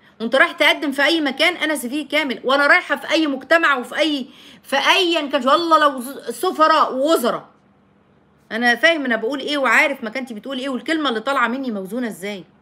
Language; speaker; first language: Arabic; native; Arabic